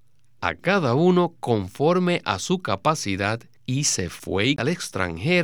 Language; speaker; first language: Spanish; native; Spanish